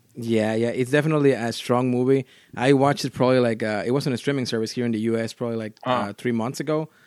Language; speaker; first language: English; non-native, fluent; Spanish